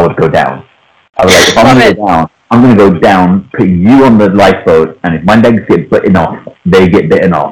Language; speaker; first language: English; non-native, local second language; Punjabi